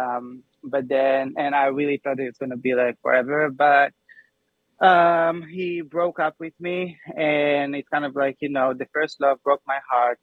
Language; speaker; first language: English; non-native, fluent; Hebrew